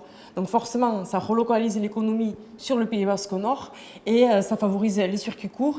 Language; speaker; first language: French; native; French